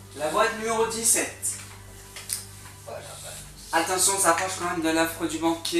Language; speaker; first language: French; native; French